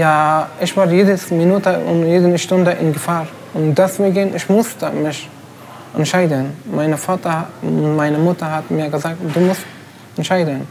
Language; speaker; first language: German; non-native, learner; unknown